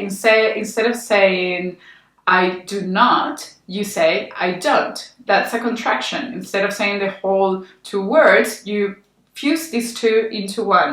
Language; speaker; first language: English; non-native, fluent; Spanish